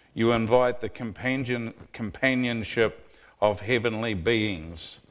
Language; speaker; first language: English; native; English